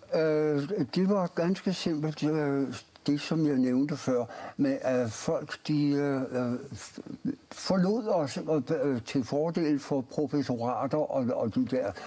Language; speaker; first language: Danish; early bilingual, other home language; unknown